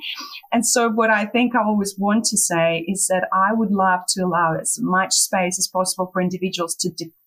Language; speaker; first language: English; non-native, fluent; Russian